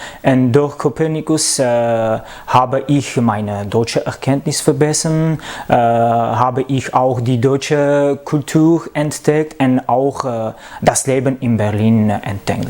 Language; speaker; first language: German; non-native, learner; French